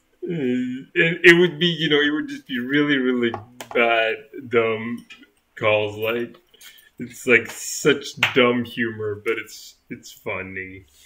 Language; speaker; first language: English; non-native, fluent; Swedish